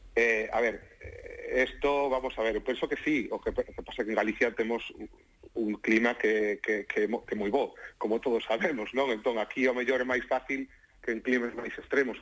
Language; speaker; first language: Galician; non-native, local second language; Spanish